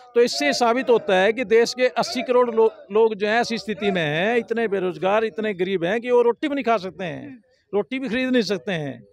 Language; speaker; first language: Hindi; native; Hindi